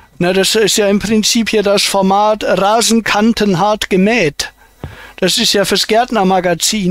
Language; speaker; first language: German; native; German